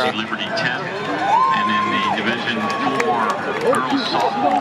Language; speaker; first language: English; native; English